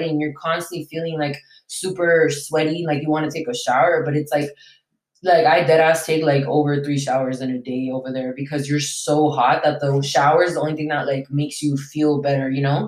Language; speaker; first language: English; early bilingual, other home language; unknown